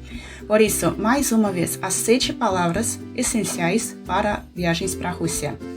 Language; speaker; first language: Portuguese; non-native, fluent; Russian